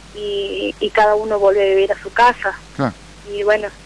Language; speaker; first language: Spanish; native; Spanish